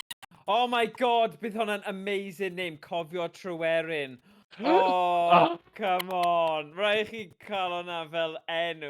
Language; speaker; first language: Welsh; native; Welsh